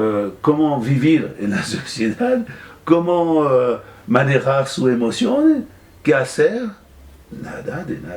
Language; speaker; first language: Spanish; non-native, fluent; French